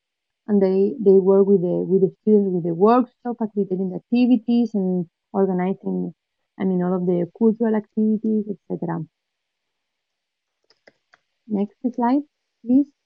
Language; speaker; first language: English; non-native, fluent; Portuguese